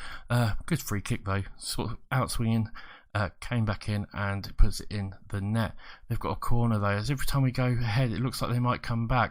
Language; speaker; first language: English; native; English